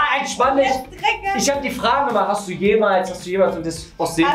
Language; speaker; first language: German; native; German